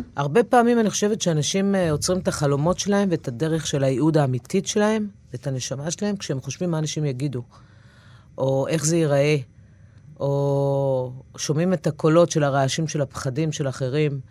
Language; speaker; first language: Hebrew; native; Hebrew